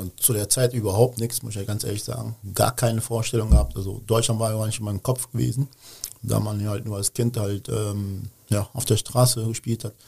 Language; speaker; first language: German; early bilingual, other home language; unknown